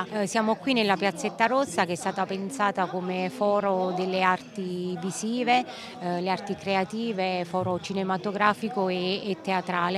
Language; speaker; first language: Italian; native; Italian